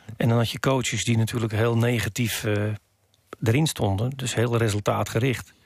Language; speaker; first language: Dutch; native; Dutch